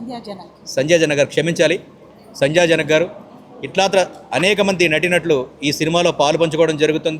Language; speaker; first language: Telugu; native; Telugu